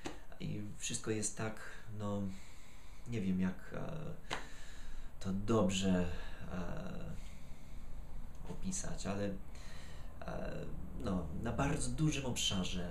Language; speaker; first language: Polish; non-native, fluent; English